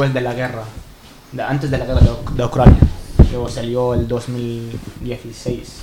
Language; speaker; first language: Spanish; non-native, learner; Arabic